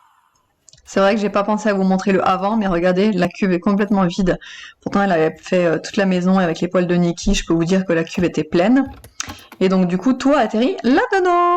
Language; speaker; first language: French; native; French